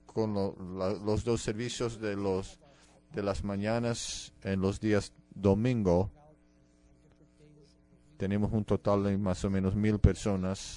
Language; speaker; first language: Spanish; non-native, fluent; English